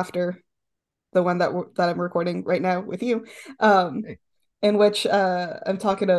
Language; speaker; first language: English; native; English